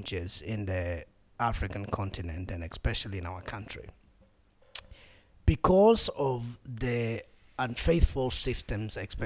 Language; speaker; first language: English; non-native, local second language; Kamba